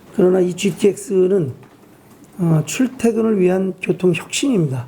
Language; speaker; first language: Korean; native; Korean